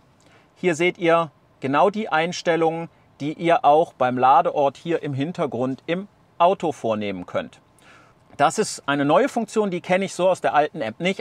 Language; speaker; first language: German; native; German